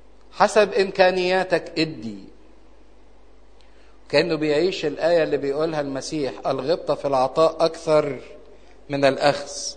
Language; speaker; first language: Arabic; native; Arabic